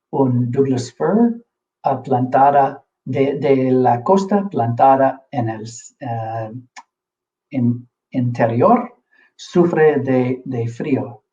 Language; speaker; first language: Spanish; non-native, fluent; English